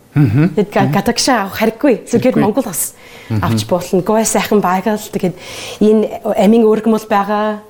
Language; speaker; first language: Mongolian; non-native, learner; English